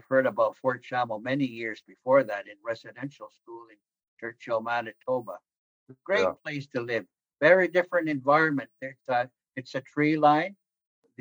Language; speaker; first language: English; non-native, fluent; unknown